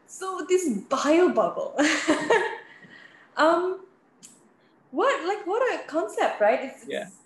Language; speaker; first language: English; native; English